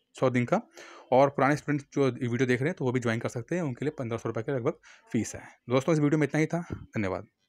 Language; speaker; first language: Hindi; native; Hindi